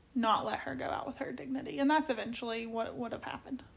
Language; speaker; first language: English; native; English